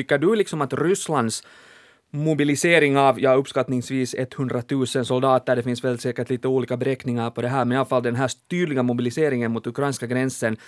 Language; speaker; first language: Swedish; native; Swedish